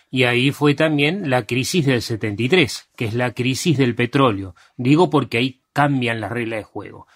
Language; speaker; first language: Spanish; early bilingual, other home language; Hungarian